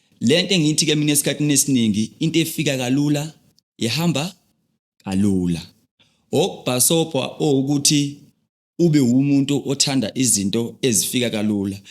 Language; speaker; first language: Zulu; native; Zulu